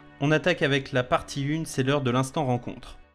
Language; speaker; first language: French; native; French